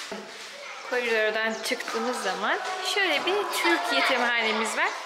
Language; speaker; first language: Turkish; native; Turkish